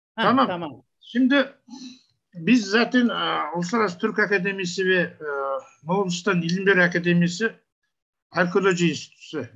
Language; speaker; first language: Turkish; non-native, learner; Kazakh